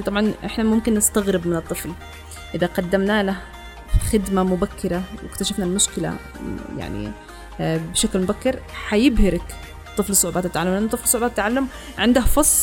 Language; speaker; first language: Arabic; native; Arabic